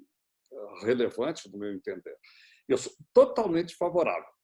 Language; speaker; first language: Portuguese; native; Portuguese